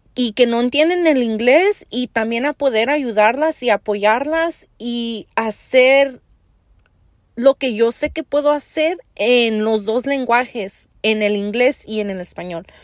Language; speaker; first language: Spanish; early bilingual, heritage; Spanish